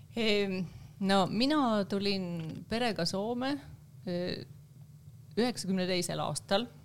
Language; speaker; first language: Estonian; native; Estonian